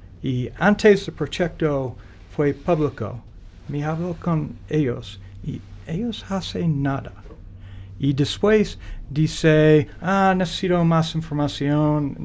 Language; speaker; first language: Spanish; non-native, learner; English